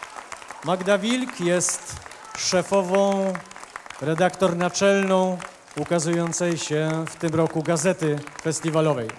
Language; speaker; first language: Polish; native; Polish